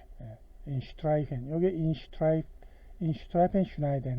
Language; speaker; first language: German; non-native, fluent; Korean